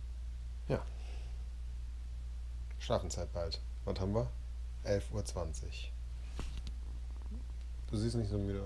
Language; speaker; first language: German; native; German